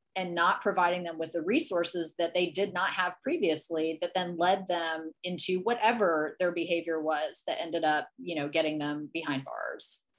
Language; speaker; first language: English; native; English